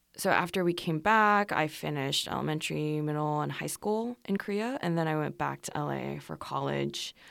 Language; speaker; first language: English; non-native, fluent; Korean